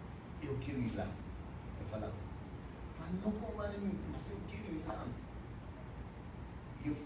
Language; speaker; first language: Portuguese; non-native, fluent; Spanish